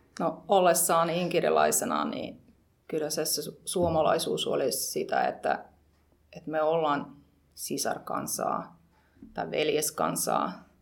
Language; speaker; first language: Finnish; non-native, fluent; Russian